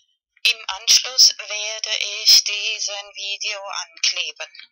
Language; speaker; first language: German; non-native, fluent; Spanish